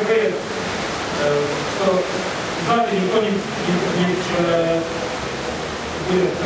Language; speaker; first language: Russian; non-native, learner; Estonian